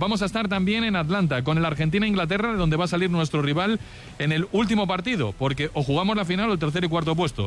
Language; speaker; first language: Spanish; native; Spanish